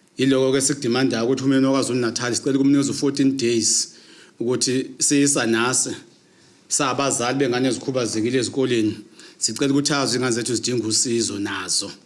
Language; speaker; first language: Zulu; native; Zulu